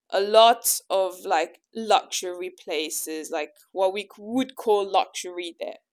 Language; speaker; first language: English; early bilingual, other home language; French